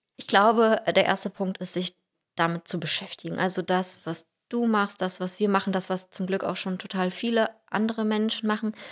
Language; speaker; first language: German; early bilingual, heritage; Russian